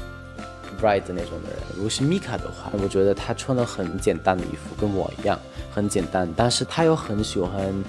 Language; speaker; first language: Chinese; non-native, fluent; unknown